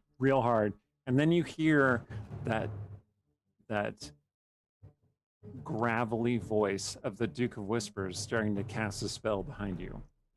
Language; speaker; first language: English; native; English